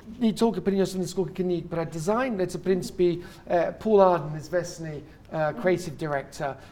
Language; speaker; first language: Russian; non-native, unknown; English